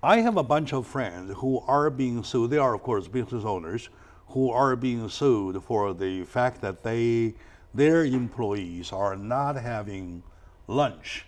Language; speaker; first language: English; non-native, fluent; Chinese